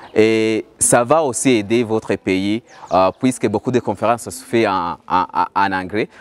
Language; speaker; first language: English; non-native, fluent; Rundi